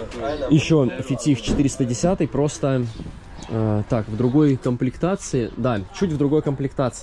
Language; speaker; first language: Russian; native; Russian